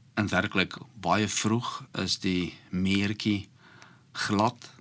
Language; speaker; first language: Dutch; non-native, fluent; Polish